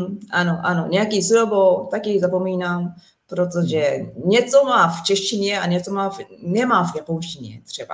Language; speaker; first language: Czech; non-native, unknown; Japanese